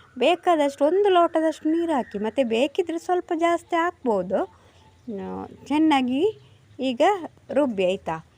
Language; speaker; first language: Kannada; non-native, local second language; Tulu